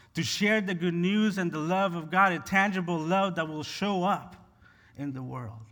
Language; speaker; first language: English; non-native, fluent; Spanish